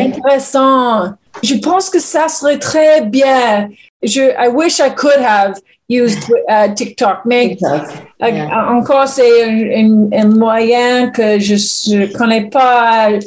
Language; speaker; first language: French; non-native, learner; English